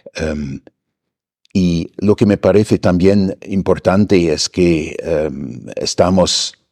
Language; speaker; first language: Spanish; non-native, fluent; German